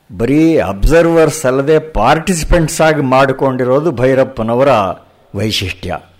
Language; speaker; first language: Kannada; native; Kannada